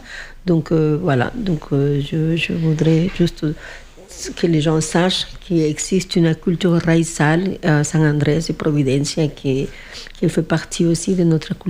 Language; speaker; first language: French; non-native, fluent; Spanish